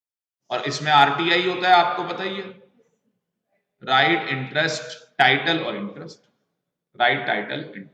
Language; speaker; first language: Hindi; native; Hindi